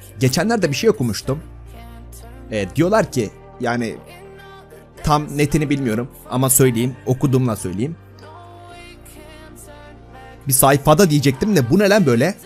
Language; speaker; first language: Turkish; native; Turkish